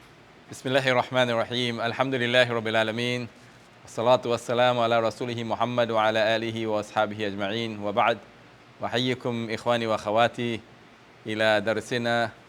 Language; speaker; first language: Arabic; non-native, fluent; English